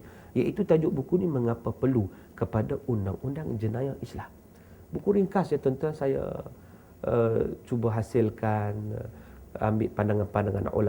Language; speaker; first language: Malay; native; Malay